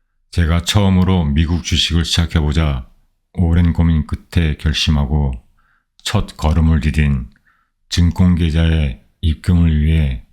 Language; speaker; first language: Korean; native; Korean